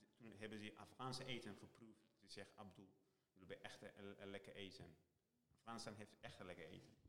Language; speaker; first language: Dutch; non-native, learner; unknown